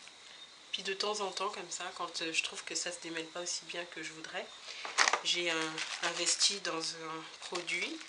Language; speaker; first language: French; native; French